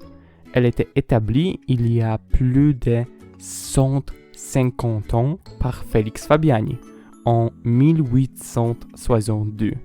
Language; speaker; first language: French; non-native, learner; Polish